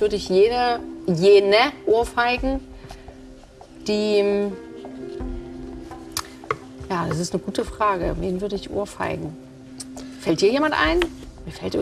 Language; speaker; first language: German; native; German